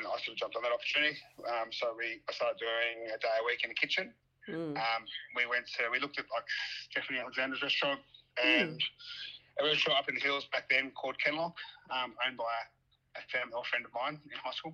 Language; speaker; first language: English; native; English